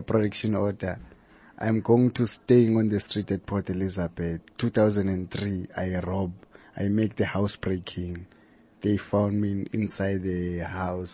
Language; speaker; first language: English; non-native, local second language; Xhosa